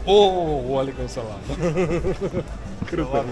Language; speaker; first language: Russian; non-native, fluent; Indonesian